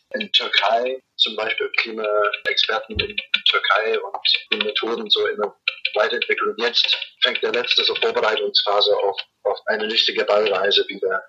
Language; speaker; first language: German; non-native, fluent; English